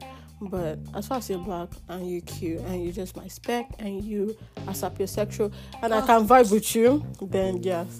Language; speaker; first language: English; non-native, local second language; Yoruba